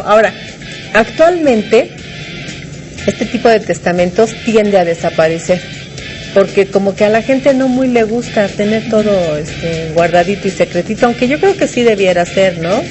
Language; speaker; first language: Spanish; native; Spanish